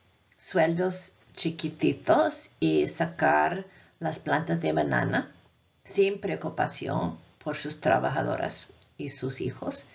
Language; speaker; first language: Spanish; non-native, fluent; English